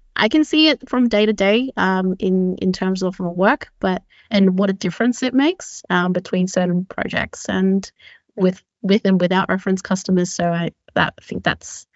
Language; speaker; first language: English; native; English